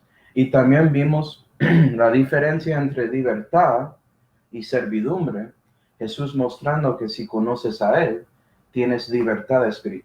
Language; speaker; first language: Spanish; non-native, fluent; English